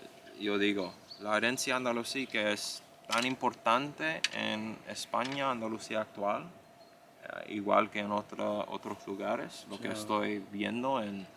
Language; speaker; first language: Spanish; non-native, fluent; English